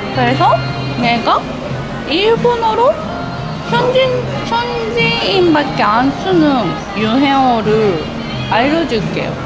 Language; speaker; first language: Korean; non-native, fluent; Japanese